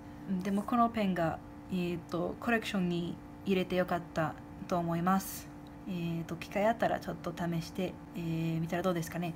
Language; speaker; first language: Japanese; non-native, fluent; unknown